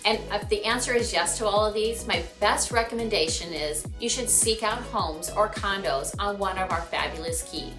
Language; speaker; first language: English; native; English